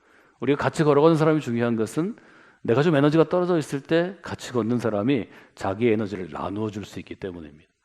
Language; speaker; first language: Korean; native; Korean